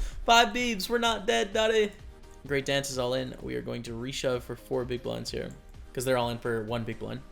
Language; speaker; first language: English; native; English